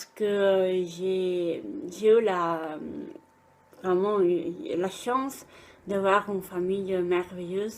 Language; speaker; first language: French; non-native, fluent; Italian